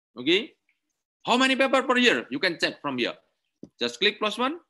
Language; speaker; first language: English; non-native, learner; Indonesian